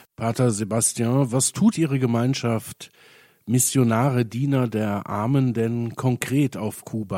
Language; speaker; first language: German; native; German